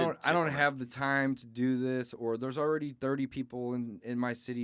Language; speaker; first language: English; native; English